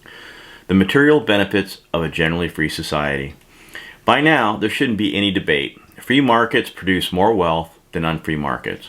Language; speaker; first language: English; native; English